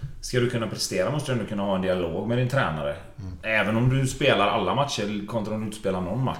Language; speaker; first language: Swedish; native; Swedish